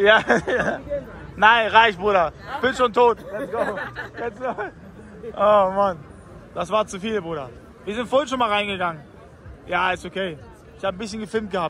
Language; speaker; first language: German; native; German